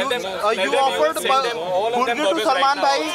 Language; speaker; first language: English; non-native, local second language; Hindi